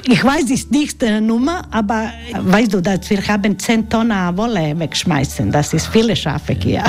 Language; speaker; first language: German; non-native, learner; Croatian